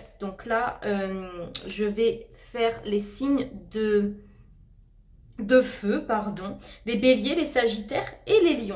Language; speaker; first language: French; native; French